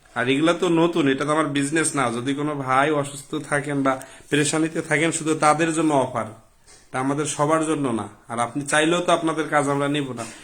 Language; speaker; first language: Bangla; native; Bangla